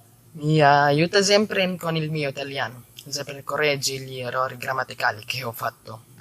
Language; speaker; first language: Italian; non-native, learner; Filipino